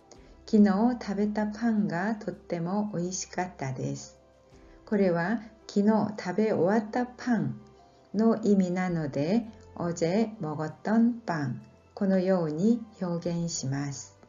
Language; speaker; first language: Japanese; non-native, fluent; Korean